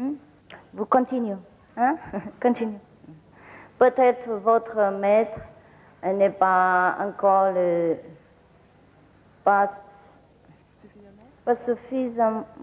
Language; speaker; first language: French; non-native, learner; Vietnamese